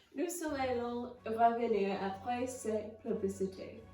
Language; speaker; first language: French; non-native, learner; English